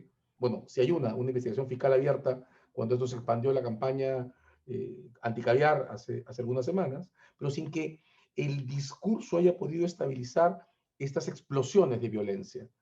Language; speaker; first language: Spanish; native; Spanish